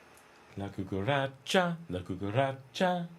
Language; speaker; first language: Spanish; non-native, learner; English